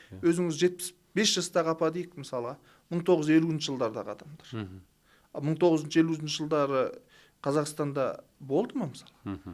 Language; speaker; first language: Kazakh; early bilingual, heritage; Kazakh